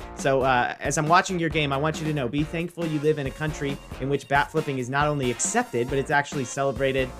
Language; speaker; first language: English; native; English